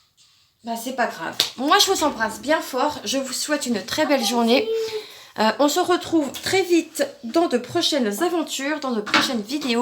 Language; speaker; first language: French; native; French